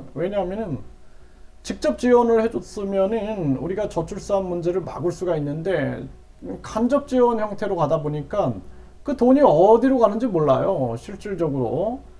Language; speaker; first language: Korean; native; Korean